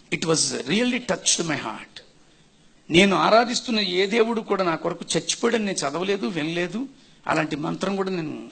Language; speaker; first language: Telugu; non-native, local second language; Tamil